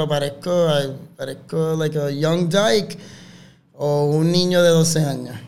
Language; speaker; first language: Spanish; native; Spanish